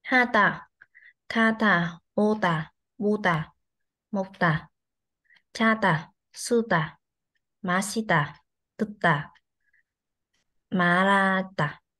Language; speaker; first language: Korean; non-native, learner; Vietnamese